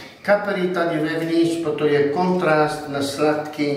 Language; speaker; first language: Czech; non-native, learner; Italian